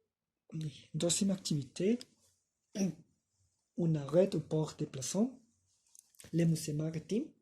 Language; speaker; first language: French; non-native, learner; Spanish